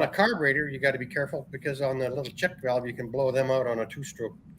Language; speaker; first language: English; native; English